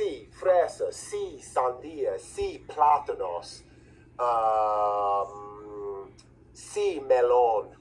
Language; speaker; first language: Spanish; non-native, fluent; English